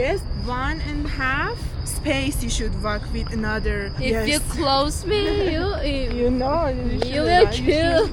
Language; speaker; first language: English; non-native, learner; Persian